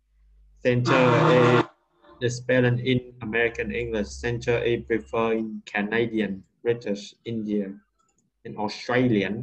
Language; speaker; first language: English; non-native, learner; Vietnamese